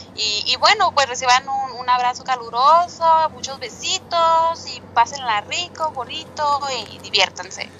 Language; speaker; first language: Spanish; native; Spanish